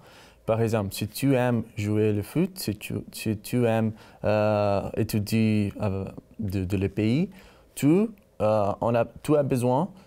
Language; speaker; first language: French; non-native, learner; Portuguese